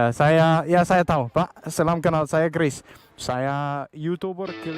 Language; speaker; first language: Indonesian; non-native, learner; Danish